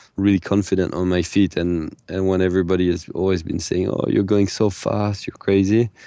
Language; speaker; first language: English; non-native, fluent; French